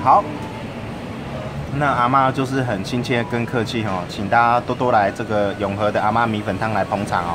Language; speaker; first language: Chinese; native; Chinese